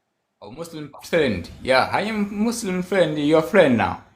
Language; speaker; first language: English; non-native, learner; Swahili